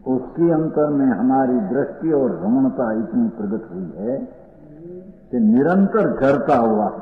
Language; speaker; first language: Hindi; non-native, local second language; Gujarati